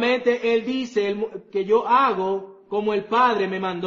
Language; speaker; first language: Spanish; native; Spanish